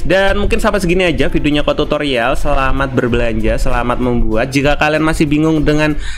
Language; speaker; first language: Indonesian; native; Indonesian